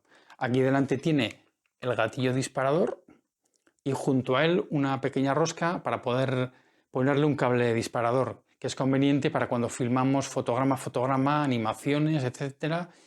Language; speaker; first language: Spanish; native; Spanish